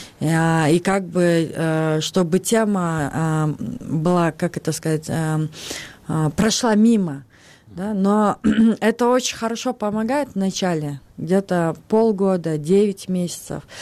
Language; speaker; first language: Russian; non-native, local second language; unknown